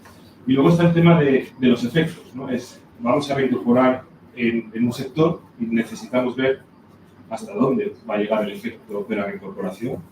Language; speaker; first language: Spanish; native; Spanish